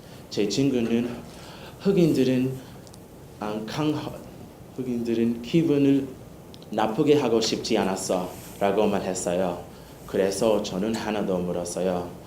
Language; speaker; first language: Korean; non-native, learner; English